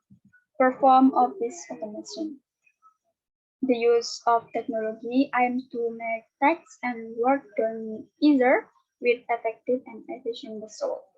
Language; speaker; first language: English; non-native, learner; Indonesian